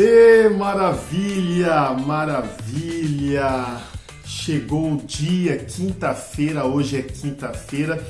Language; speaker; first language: Portuguese; native; Portuguese